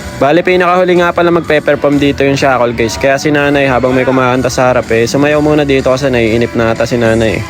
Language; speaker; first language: Filipino; native; Filipino